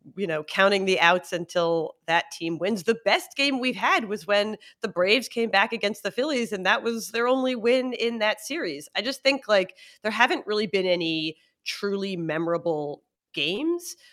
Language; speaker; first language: English; native; English